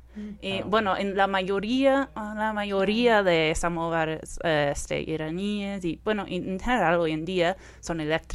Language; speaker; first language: Spanish; non-native, fluent; English